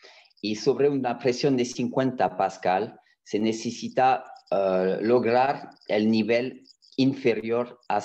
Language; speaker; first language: Spanish; non-native, fluent; French